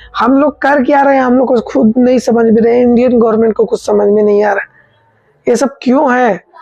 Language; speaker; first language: Hindi; native; Hindi